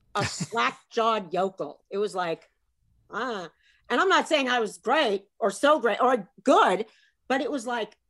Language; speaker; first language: English; native; English